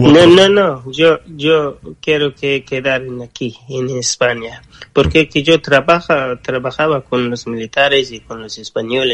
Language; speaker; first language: Spanish; non-native, learner; Persian